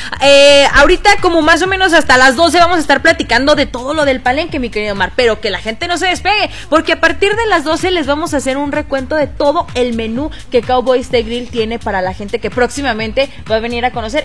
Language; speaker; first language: Spanish; native; Spanish